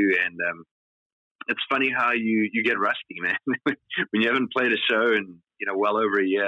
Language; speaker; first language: English; native; English